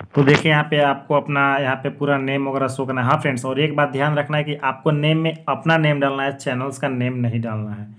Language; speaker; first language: Hindi; native; Hindi